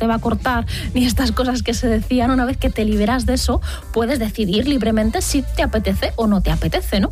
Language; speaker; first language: Spanish; native; Spanish